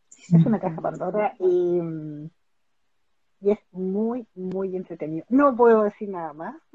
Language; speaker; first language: Spanish; native; Spanish